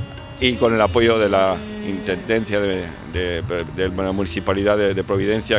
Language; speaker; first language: Spanish; native; Spanish